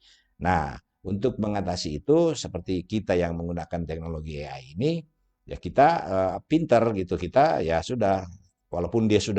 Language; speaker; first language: Indonesian; native; Indonesian